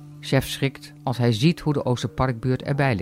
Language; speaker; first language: Dutch; native; Dutch